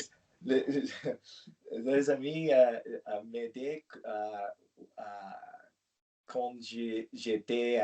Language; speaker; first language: French; non-native, learner; English